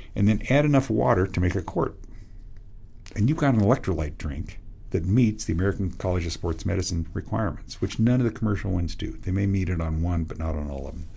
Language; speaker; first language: English; native; English